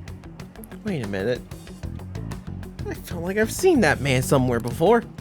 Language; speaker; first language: English; native; English